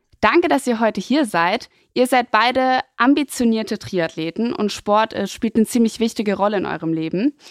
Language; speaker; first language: German; native; German